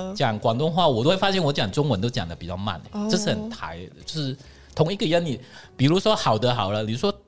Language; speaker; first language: Chinese; non-native, local second language; Cantonese